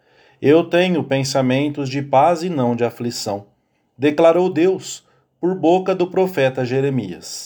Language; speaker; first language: Portuguese; native; Portuguese